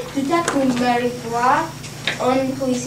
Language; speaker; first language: French; non-native, learner; English